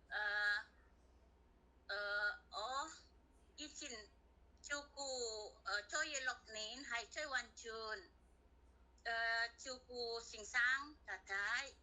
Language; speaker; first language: Cantonese; non-native, fluent; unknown